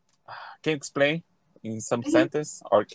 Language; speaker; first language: English; non-native, learner; Portuguese